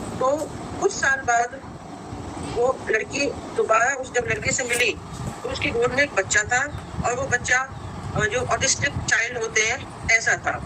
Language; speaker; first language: Hindi; native; Hindi